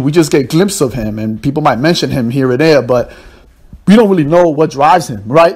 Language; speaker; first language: English; native; English